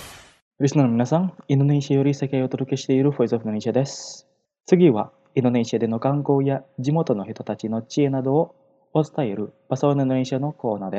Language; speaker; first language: Japanese; non-native, fluent; Indonesian